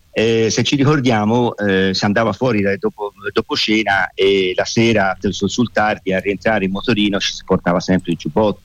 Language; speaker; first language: Italian; native; Italian